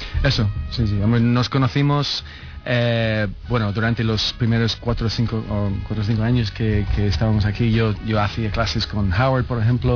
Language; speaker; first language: Spanish; non-native, fluent; English